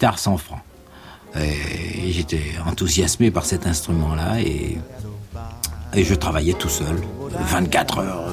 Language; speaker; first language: French; native; French